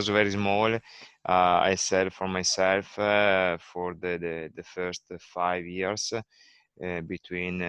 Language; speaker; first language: English; non-native, learner; Italian